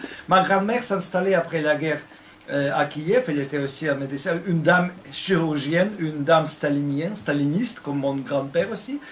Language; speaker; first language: French; non-native, fluent; Russian